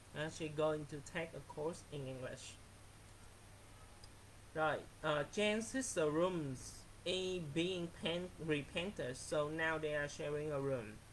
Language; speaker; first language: English; non-native, fluent; Vietnamese